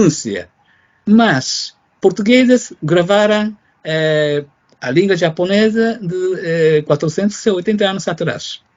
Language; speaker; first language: Portuguese; non-native, fluent; Japanese